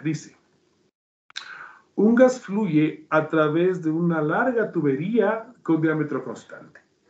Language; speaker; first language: Spanish; native; Spanish